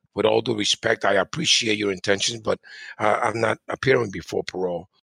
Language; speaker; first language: English; early bilingual, other home language; Spanish